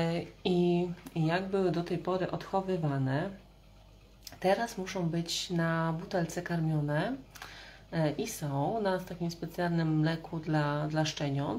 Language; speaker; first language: Polish; native; Polish